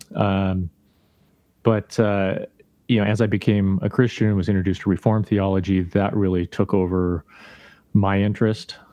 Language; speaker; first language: English; native; English